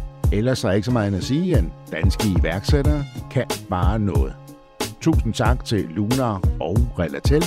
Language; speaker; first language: Danish; native; Danish